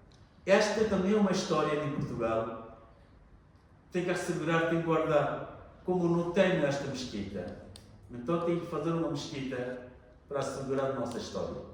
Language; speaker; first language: Portuguese; non-native, learner; Bangla